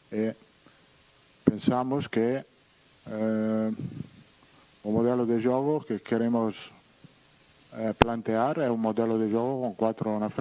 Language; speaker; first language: Spanish; non-native, fluent; Italian